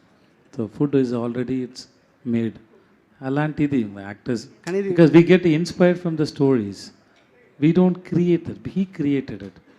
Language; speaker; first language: Telugu; non-native, learner; Tamil